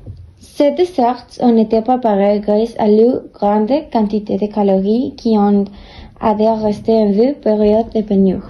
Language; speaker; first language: French; non-native, learner; Spanish